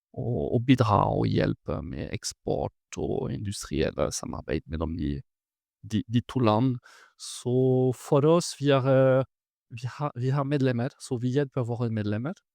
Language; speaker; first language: Norwegian; non-native, fluent; French